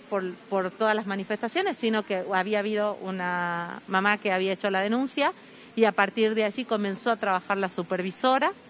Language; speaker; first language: Spanish; native; Spanish